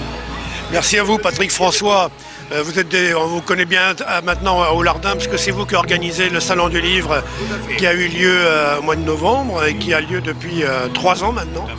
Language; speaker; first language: French; native; French